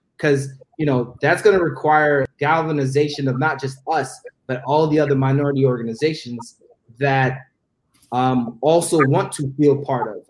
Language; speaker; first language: English; native; English